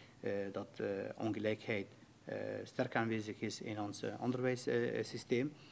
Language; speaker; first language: Dutch; non-native, fluent; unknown